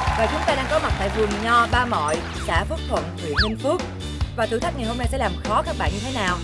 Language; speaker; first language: Vietnamese; native; Vietnamese